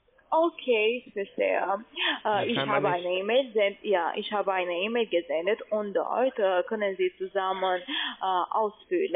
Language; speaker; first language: German; non-native, learner; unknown